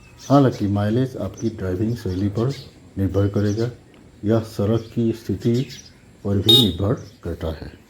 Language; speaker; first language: Hindi; non-native, local second language; Assamese